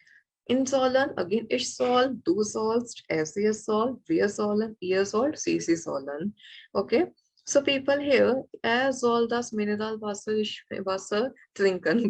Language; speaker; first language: German; non-native, fluent; Malayalam